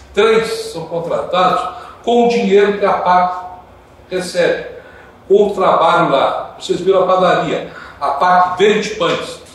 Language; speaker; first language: Portuguese; non-native, fluent; Dutch